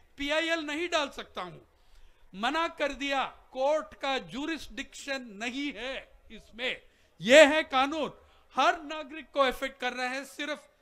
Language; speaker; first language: Hindi; non-native, local second language; Telugu